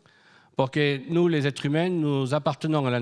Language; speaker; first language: French; native; French